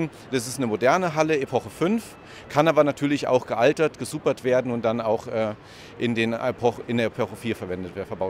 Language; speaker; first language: German; native; German